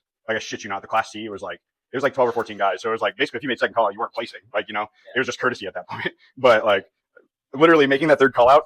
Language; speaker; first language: English; native; English